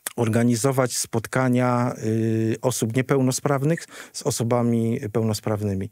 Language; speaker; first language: Polish; native; Polish